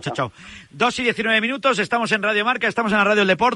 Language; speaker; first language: Spanish; native; Spanish